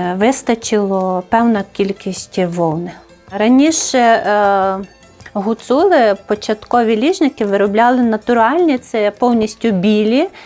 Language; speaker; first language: Ukrainian; native; Ukrainian